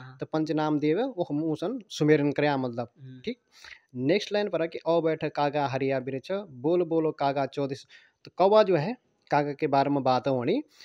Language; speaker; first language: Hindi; non-native, local second language; Garhwali